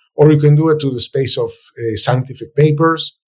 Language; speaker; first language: English; non-native, fluent; Spanish